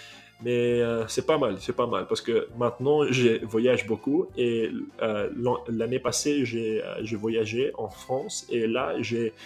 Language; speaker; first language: French; non-native, fluent; English